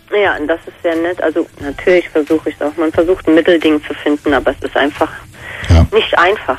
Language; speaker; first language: German; native; German